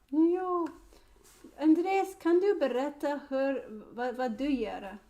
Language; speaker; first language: Swedish; non-native, learner; English